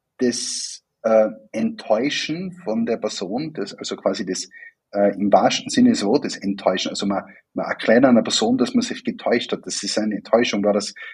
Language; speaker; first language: German; native; German